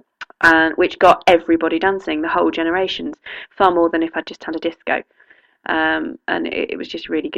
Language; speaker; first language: English; native; English